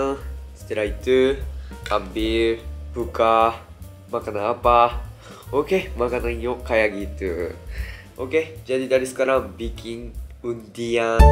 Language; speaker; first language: Indonesian; non-native, learner; Japanese